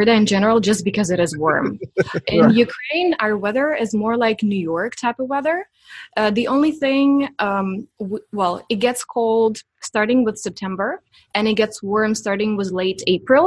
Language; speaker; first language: English; non-native, fluent; Ukrainian